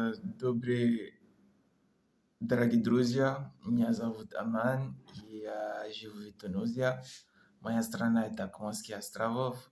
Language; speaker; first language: Russian; non-native, learner; French